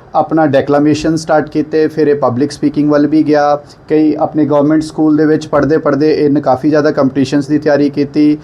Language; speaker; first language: Punjabi; non-native, local second language; Hindi